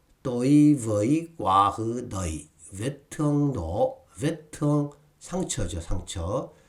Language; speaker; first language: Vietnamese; non-native, fluent; Korean